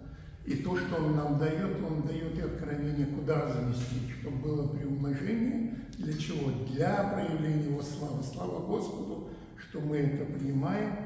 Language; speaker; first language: Russian; native; Russian